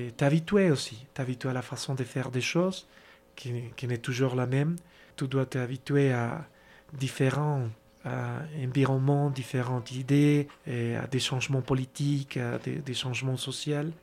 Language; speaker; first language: French; non-native, fluent; Spanish